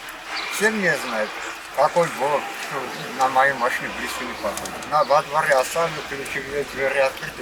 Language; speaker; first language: Russian; non-native, local second language; Armenian